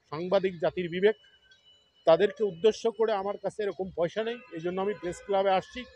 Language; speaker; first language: Bangla; native; Bangla